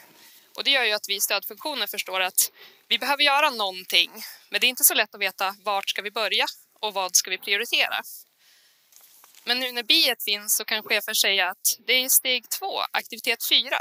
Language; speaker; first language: Swedish; native; Swedish